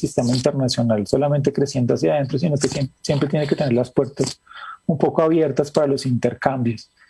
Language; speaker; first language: Spanish; native; Spanish